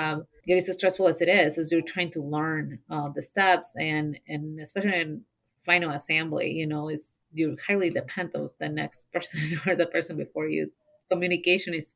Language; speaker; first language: English; non-native, fluent; Spanish